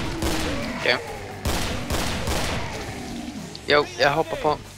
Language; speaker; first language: Swedish; native; Swedish